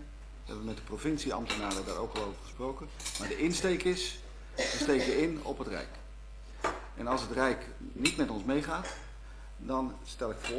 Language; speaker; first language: Dutch; native; Dutch